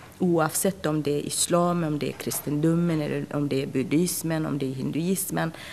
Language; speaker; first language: Swedish; non-native, fluent; Central Kurdish